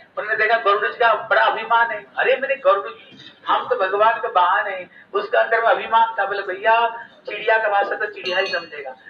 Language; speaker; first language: Hindi; native; Hindi